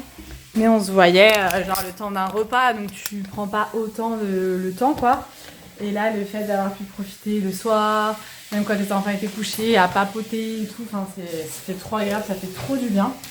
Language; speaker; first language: French; native; French